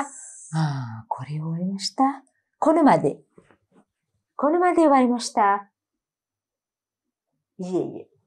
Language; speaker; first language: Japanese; non-native, learner; Sinhala